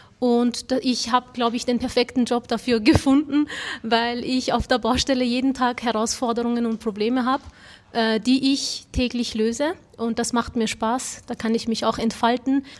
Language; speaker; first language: German; early bilingual, other home language; Turkish